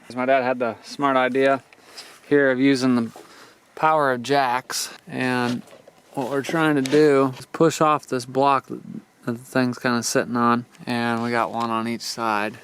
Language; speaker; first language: English; native; English